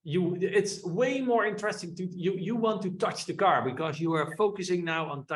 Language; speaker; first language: English; non-native, fluent; Dutch